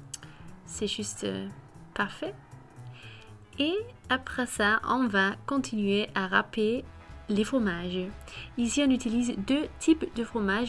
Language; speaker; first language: French; non-native, fluent; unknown